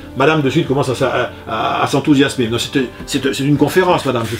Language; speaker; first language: French; native; French